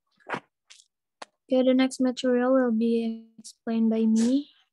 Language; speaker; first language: English; non-native, learner; Indonesian